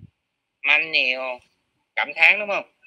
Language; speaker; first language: Vietnamese; native; Vietnamese